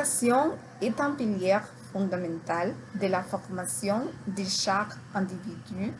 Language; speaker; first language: French; non-native, learner; Spanish